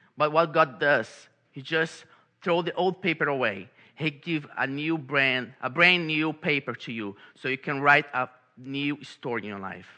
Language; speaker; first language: English; non-native, fluent; Portuguese